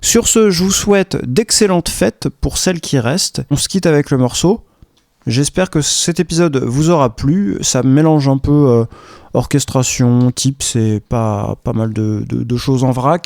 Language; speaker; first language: French; native; French